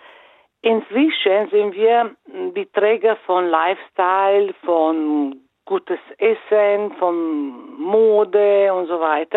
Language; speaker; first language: German; non-native, fluent; Italian